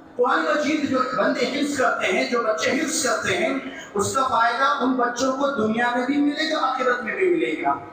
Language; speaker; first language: Urdu; native; Urdu